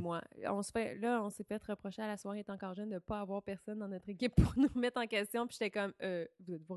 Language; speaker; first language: French; native; French